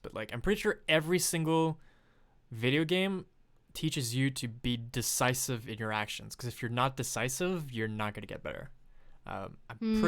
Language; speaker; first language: English; non-native, fluent; French